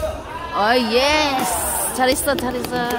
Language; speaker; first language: Korean; non-native, fluent; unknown